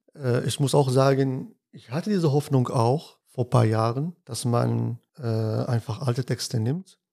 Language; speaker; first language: German; non-native, fluent; Arabic